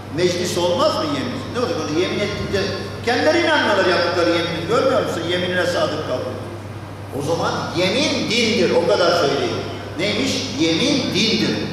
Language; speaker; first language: Turkish; non-native, fluent; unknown